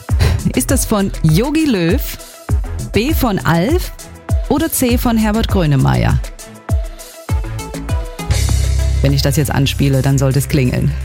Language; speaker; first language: German; native; German